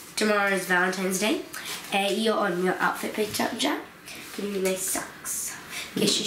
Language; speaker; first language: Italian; early bilingual, heritage; Italian